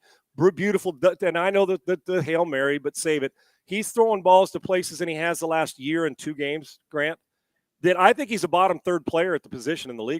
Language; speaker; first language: English; native; English